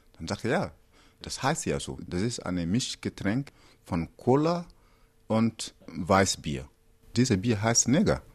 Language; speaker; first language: German; non-native, fluent; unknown